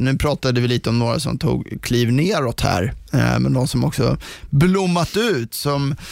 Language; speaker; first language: Swedish; native; Swedish